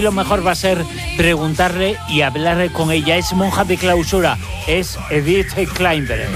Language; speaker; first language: Spanish; native; Spanish